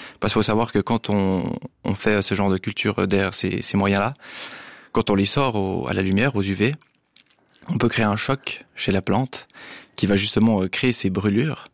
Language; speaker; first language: French; native; French